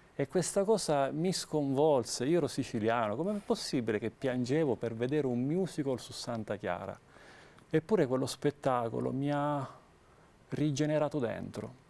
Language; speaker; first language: Italian; native; Italian